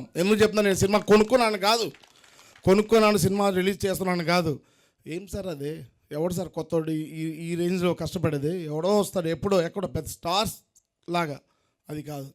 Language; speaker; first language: Telugu; native; Telugu